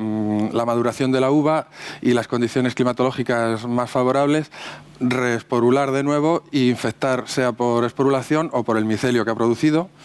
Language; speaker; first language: Spanish; native; Spanish